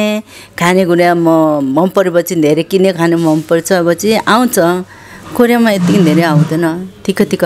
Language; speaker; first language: Nepali; non-native, learner; Korean